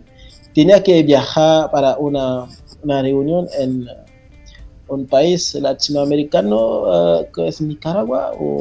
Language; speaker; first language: Spanish; non-native, fluent; French